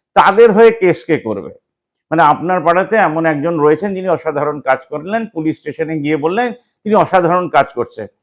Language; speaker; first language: Bangla; native; Bangla